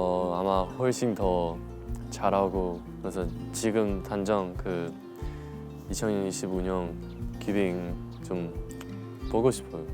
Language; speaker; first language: Korean; non-native, learner; Chinese